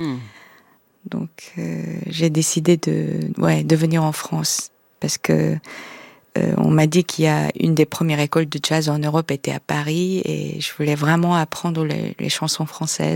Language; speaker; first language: French; non-native, fluent; Korean